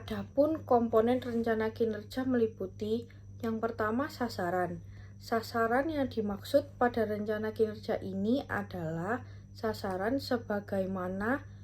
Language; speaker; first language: Indonesian; native; Indonesian